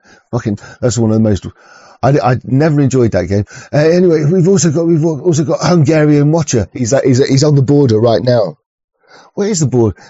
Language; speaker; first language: English; native; English